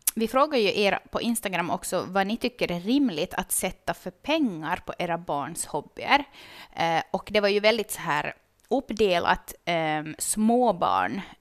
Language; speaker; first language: Swedish; native; Swedish